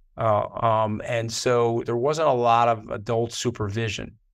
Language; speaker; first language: English; native; English